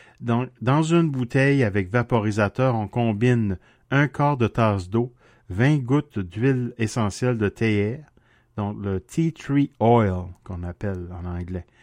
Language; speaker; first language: French; native; French